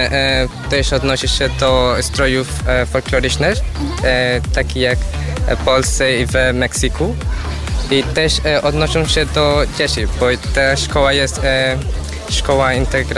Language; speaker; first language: Polish; non-native, learner; Spanish